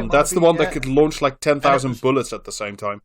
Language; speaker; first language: English; native; English